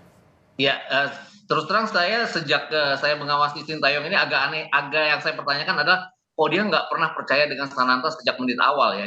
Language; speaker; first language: Indonesian; native; Indonesian